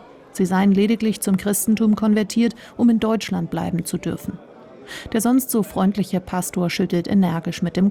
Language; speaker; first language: German; native; German